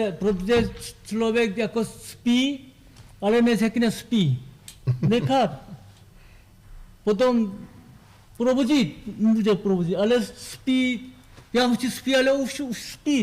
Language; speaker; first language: Czech; non-native, learner; Korean